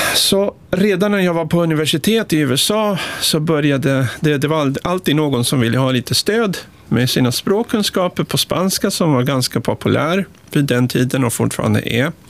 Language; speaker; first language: Swedish; early bilingual, other home language; Spanish